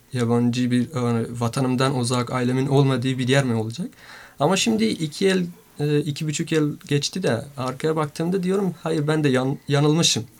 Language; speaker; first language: Turkish; non-native, fluent; Persian